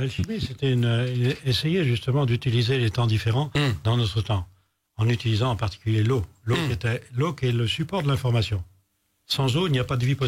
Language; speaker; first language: French; native; French